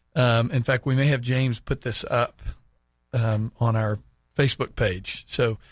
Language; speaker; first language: English; native; English